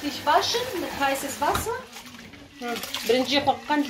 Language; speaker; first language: German; non-native, learner; Kurdish